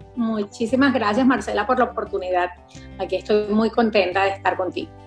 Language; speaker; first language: Spanish; native; Spanish